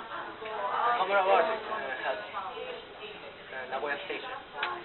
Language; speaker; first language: English; non-native, learner; Japanese